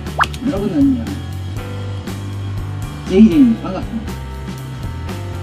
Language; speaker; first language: Korean; native; Korean